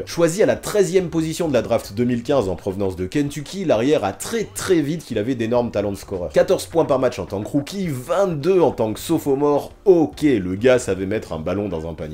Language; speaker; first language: French; native; French